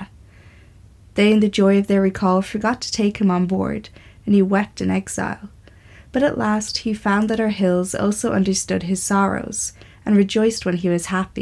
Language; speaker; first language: English; native; English